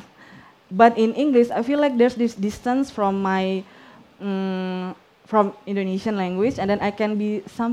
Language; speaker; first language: English; non-native, fluent; Indonesian